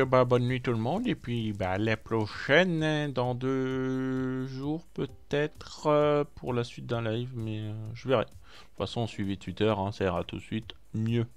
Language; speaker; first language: French; native; French